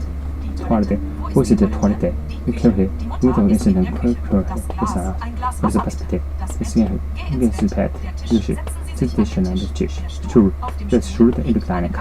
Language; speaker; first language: German; non-native, learner; Japanese